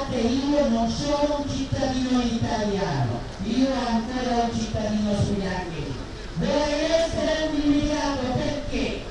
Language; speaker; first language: Italian; non-native, local second language; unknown